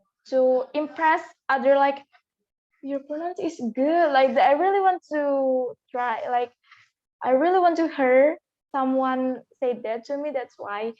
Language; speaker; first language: English; non-native, learner; Indonesian